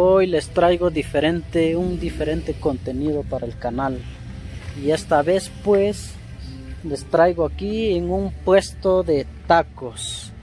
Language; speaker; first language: Spanish; native; Spanish